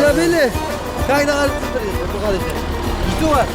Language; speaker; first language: Russian; non-native, local second language; Uzbek